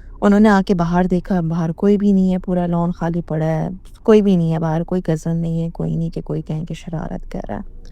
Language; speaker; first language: Urdu; native; Urdu